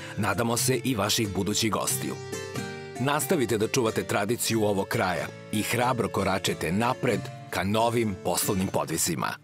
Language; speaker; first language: Serbian; native; Serbian